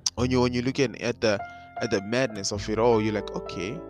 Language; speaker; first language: English; non-native, local second language; Shona